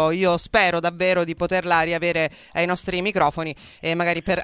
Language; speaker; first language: Italian; native; Italian